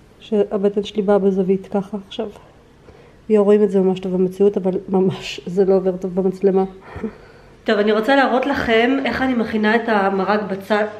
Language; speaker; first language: Hebrew; early bilingual, other home language; Russian